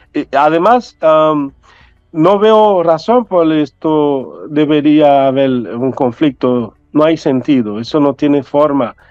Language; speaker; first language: Spanish; non-native, fluent; Haitian Creole